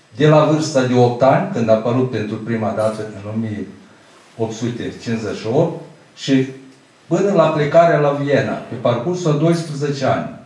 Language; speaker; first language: Romanian; native; Romanian